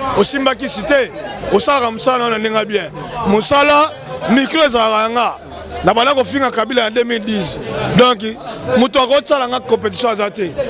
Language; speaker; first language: Lingala; native; Lingala